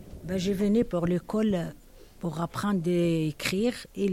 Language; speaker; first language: French; non-native, learner; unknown